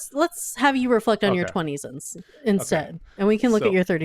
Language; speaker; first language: English; native; English